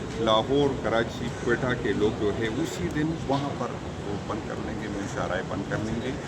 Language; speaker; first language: Urdu; non-native, local second language; Pashto